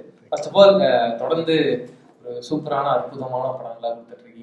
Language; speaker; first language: Tamil; native; Tamil